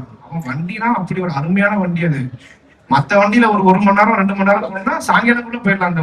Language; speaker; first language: Tamil; native; Tamil